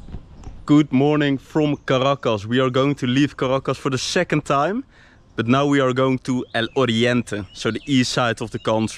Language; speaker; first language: English; non-native, fluent; Dutch